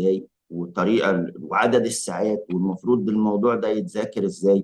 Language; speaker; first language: Arabic; native; Arabic